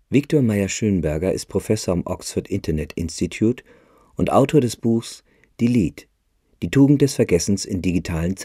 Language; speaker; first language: German; native; German